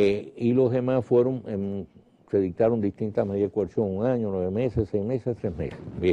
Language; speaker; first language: Spanish; native; Spanish